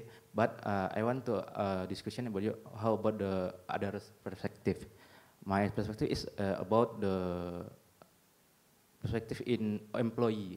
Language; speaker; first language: English; non-native, learner; Indonesian